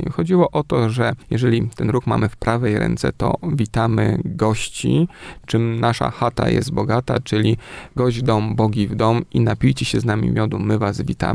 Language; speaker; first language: Polish; native; Polish